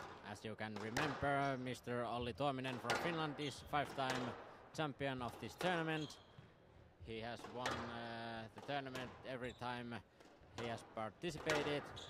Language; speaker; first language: English; non-native, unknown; Finnish